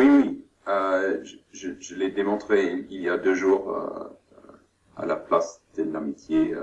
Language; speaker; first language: French; non-native, learner; German